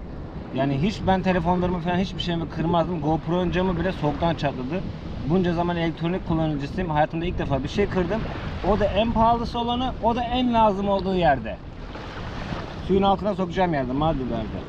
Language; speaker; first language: Turkish; native; Turkish